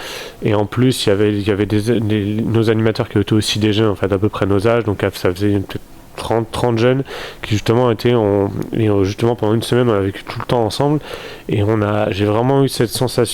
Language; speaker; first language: French; native; French